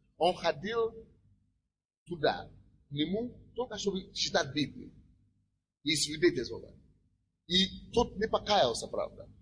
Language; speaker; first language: Russian; non-native, fluent; Yoruba